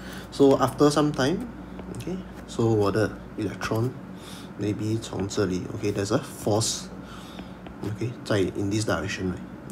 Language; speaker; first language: English; non-native, local second language; Chinese